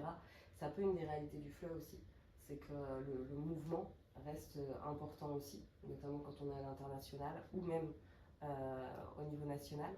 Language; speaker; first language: French; native; French